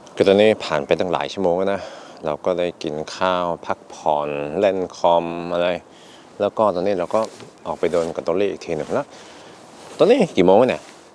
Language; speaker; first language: Thai; non-native, fluent; Norwegian